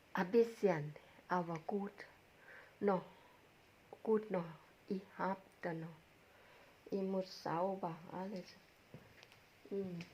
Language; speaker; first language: German; non-native, learner; Thai